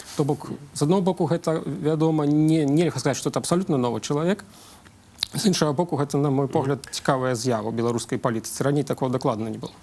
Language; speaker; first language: Belarusian; non-native, local second language; Russian